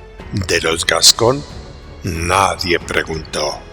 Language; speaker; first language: Spanish; native; Spanish